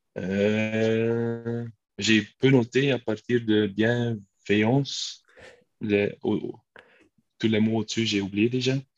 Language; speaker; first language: French; non-native, local second language; Dutch